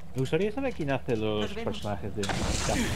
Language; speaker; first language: Spanish; native; Spanish